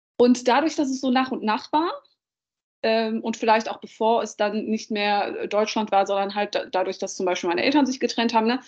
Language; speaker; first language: German; early bilingual, other home language; Dutch